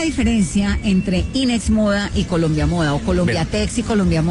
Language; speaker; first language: Spanish; native; Spanish